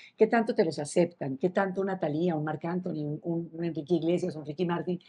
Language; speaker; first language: Spanish; native; Spanish